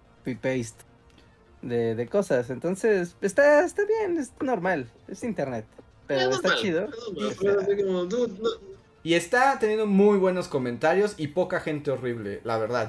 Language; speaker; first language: Spanish; native; Spanish